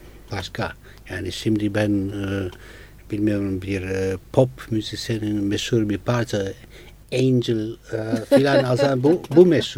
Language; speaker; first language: Turkish; non-native, fluent; Italian